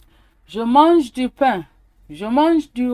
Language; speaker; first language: French; non-native, fluent; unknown